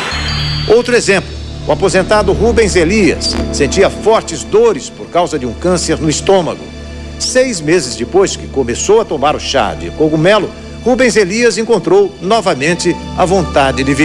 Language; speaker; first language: Portuguese; native; Portuguese